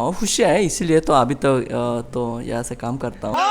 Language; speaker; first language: Urdu; non-native, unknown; Korean